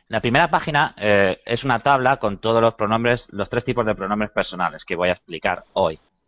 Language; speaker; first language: Spanish; native; Spanish